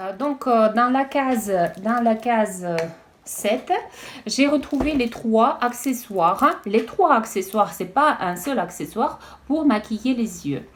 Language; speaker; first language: French; non-native, fluent; Russian